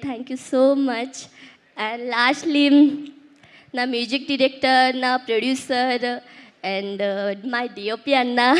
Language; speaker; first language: Telugu; early bilingual, heritage; Telugu